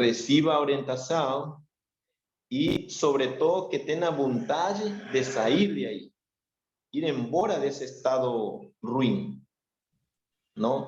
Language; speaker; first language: Portuguese; non-native, learner; Spanish